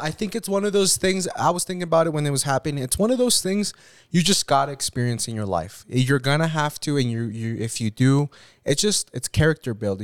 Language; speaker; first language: English; early bilingual, other home language; Spanish